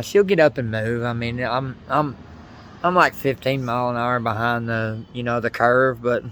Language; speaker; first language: English; native; English